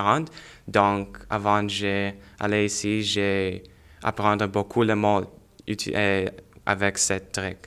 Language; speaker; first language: French; non-native, learner; Russian